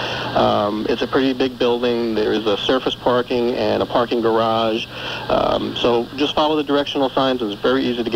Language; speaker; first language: English; native; English